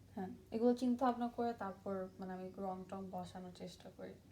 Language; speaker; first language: Bangla; early bilingual, other home language; English